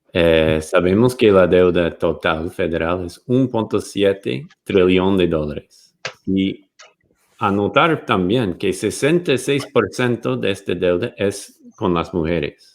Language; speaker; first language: Spanish; non-native, fluent; English